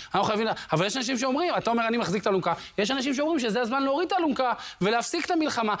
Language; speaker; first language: Hebrew; native; Hebrew